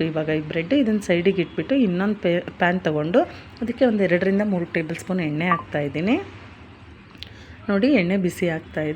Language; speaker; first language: Kannada; native; Kannada